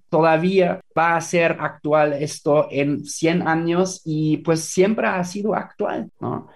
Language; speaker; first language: Spanish; non-native, fluent; German